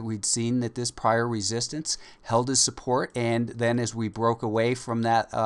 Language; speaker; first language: English; native; English